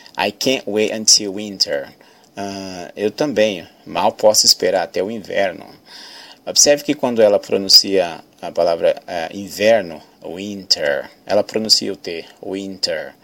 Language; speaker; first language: Portuguese; native; Portuguese